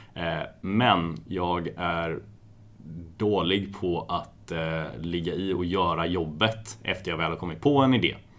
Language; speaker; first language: Swedish; native; Swedish